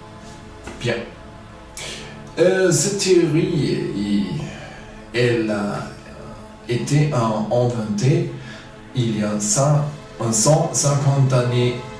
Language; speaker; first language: French; non-native, fluent; German